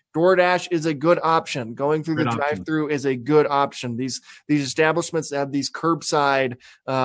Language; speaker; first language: English; native; English